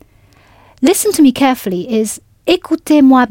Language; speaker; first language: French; non-native, fluent; English